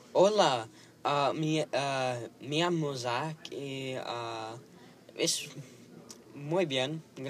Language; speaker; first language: Spanish; non-native, learner; English